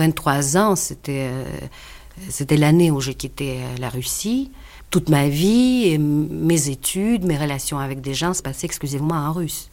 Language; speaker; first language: French; non-native, fluent; Russian